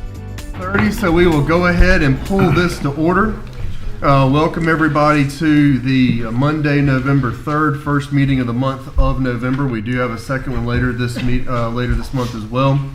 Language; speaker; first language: English; native; English